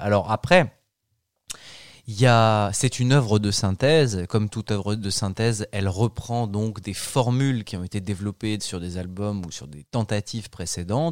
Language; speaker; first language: French; native; French